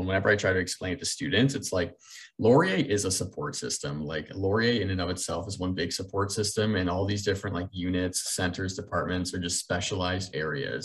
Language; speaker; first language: English; native; English